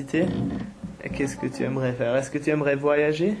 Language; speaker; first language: French; non-native, fluent; English